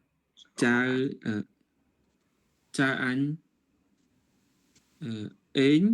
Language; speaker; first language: Vietnamese; non-native, learner; Khmer